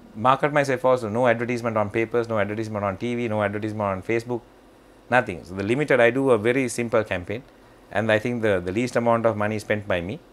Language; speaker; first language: English; non-native, local second language; Sinhala